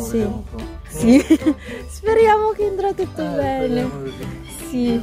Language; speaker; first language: Italian; non-native, fluent; Filipino